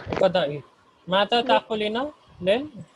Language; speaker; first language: Arabic; non-native, fluent; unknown